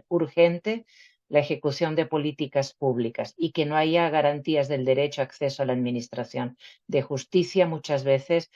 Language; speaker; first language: Spanish; native; Spanish